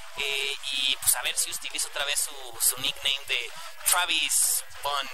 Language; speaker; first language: Spanish; native; Spanish